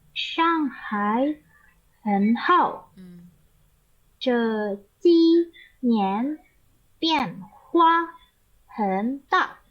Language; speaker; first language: Chinese; non-native, learner; Indonesian